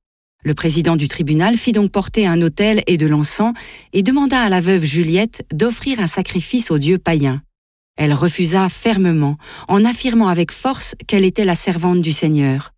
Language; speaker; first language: French; native; French